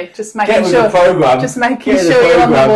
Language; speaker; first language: English; native; English